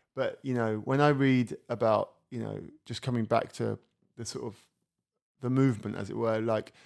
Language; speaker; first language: English; native; English